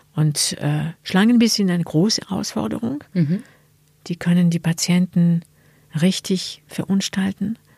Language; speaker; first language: German; non-native, fluent; French